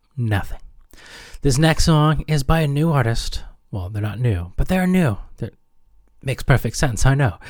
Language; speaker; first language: English; native; English